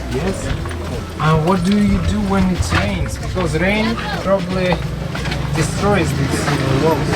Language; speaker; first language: English; non-native, fluent; Russian